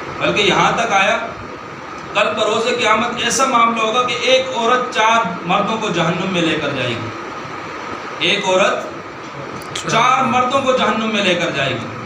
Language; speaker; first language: Urdu; non-native, local second language; Northern Hindko